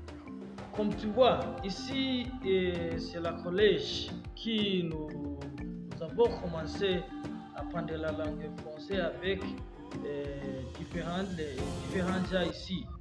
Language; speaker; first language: French; non-native, learner; Swahili